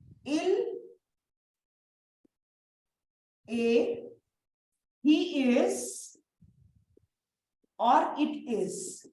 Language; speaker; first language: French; non-native, fluent; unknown